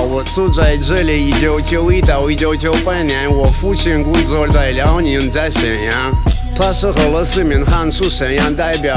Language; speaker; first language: Chinese; non-native, learner; Russian